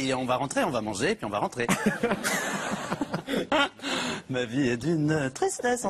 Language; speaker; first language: French; native; French